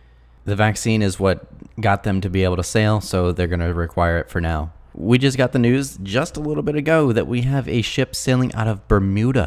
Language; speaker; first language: English; native; English